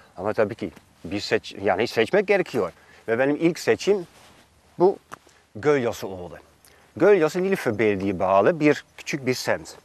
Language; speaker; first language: Turkish; non-native, fluent; Dutch